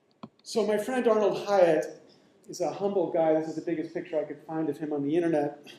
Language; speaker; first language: English; native; English